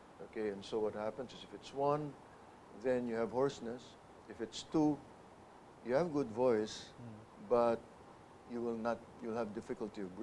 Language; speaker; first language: English; non-native, local second language; Filipino